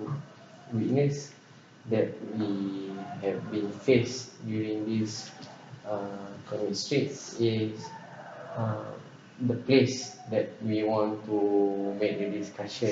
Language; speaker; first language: English; non-native, local second language; Malay